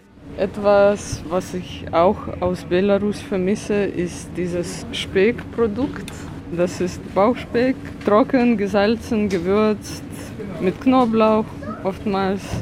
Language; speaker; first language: German; non-native, fluent; Russian